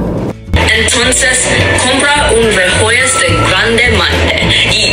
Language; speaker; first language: Spanish; non-native, learner; English